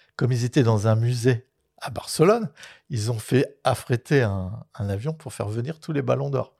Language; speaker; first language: French; native; French